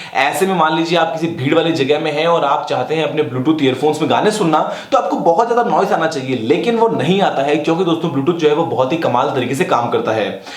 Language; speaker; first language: Hindi; native; Hindi